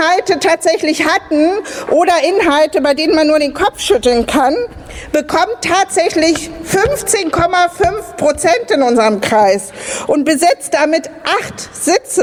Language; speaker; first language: German; native; German